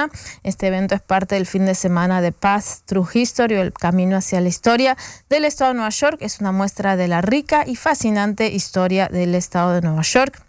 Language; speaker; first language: Spanish; native; Spanish